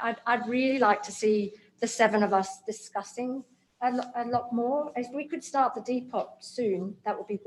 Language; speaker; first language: English; native; English